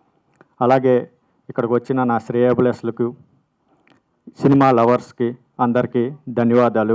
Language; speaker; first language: Telugu; native; Telugu